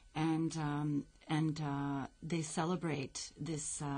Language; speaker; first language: English; native; English